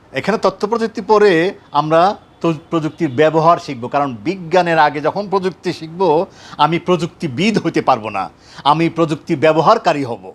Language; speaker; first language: Bangla; native; Bangla